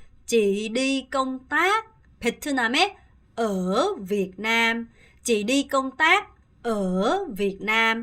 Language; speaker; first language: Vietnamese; non-native, fluent; Korean